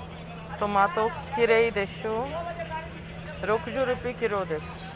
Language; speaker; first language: Japanese; non-native, fluent; Hindi